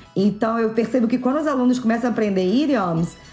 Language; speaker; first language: Portuguese; native; Portuguese